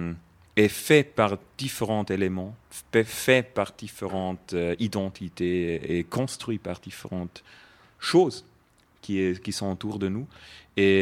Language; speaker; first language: French; non-native, fluent; German